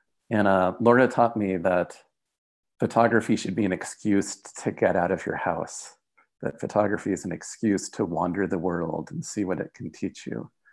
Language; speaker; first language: English; native; English